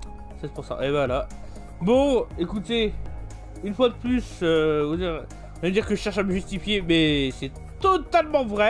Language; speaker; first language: French; native; French